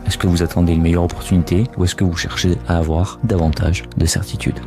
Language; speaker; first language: French; native; French